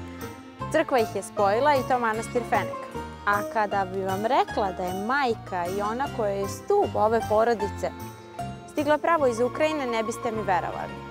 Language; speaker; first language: Serbian; native; Serbian